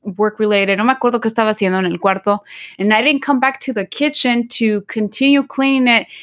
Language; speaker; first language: English; early bilingual, other home language; Spanish